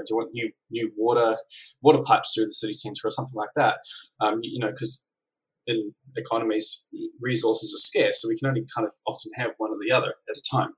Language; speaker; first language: English; native; English